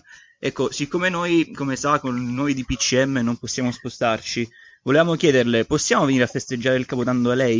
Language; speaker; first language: Italian; native; Italian